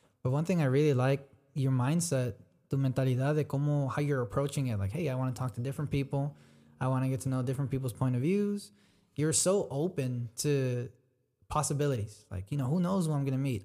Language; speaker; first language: English; early bilingual, other home language; Spanish